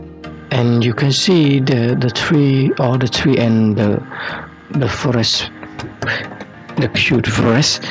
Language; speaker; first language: English; non-native, learner; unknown